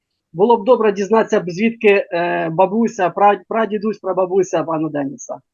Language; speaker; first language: Ukrainian; native; Ukrainian